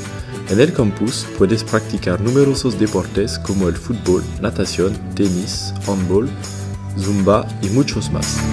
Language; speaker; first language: Spanish; non-native, learner; French